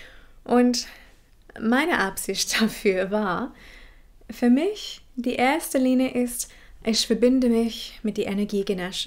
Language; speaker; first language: German; non-native, fluent; English